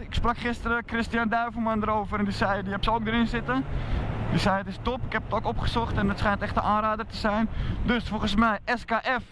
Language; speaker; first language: Dutch; native; Dutch